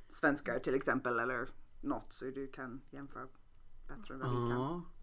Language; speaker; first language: Swedish; non-native, fluent; English